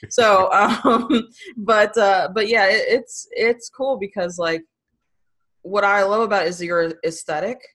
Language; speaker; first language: English; native; English